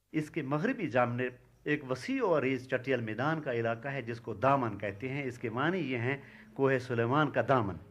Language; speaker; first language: Urdu; non-native, local second language; Saraiki